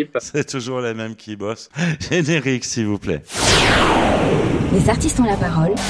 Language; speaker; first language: French; native; French